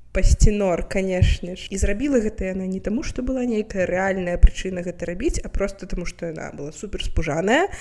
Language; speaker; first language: Belarusian; non-native, local second language; Russian